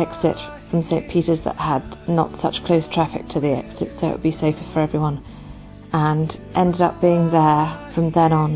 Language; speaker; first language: English; native; English